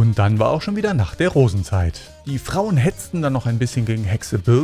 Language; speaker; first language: German; native; German